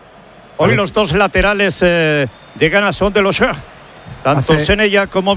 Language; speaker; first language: Spanish; native; Spanish